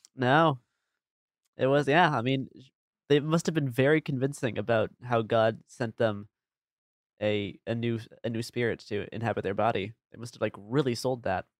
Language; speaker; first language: English; native; English